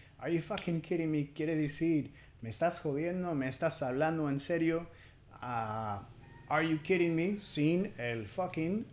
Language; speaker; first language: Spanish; non-native, fluent; English